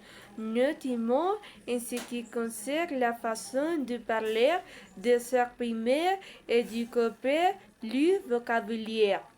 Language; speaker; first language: French; non-native, learner; Spanish